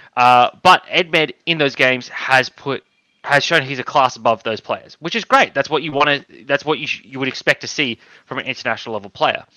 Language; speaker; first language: English; native; English